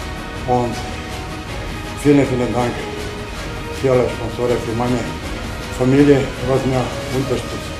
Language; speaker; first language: German; non-native, learner; Polish